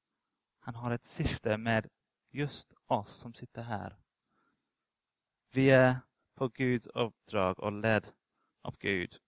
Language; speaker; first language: Swedish; non-native, fluent; English